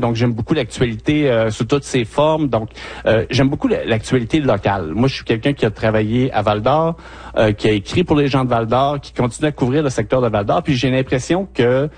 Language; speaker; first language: French; native; French